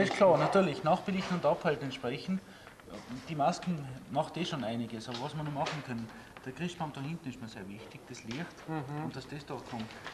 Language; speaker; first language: German; native; German